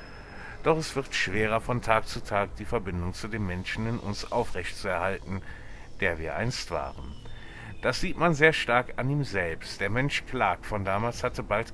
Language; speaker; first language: German; native; German